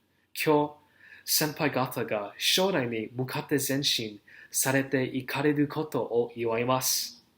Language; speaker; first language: Japanese; non-native, learner; English